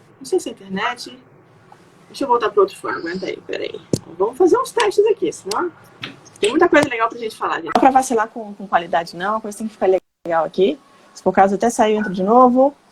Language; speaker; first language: Portuguese; native; Portuguese